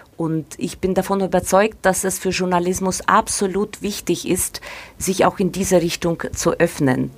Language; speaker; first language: German; non-native, fluent; Ukrainian